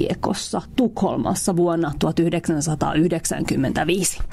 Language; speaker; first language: Finnish; native; Finnish